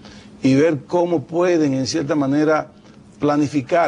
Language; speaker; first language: Spanish; native; Spanish